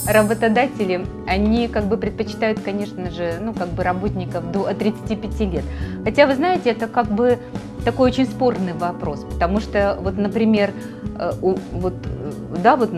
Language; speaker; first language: Russian; native; Russian